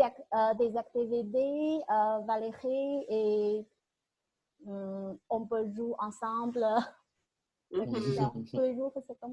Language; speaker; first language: French; non-native, learner; Chinese